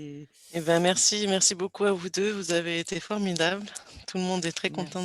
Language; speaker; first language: French; native; French